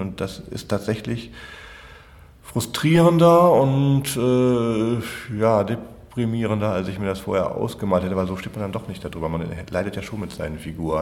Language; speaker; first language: German; native; German